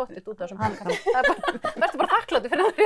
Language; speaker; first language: Icelandic; native; Icelandic